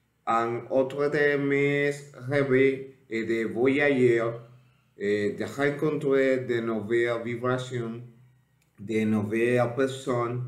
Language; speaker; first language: French; non-native, learner; Spanish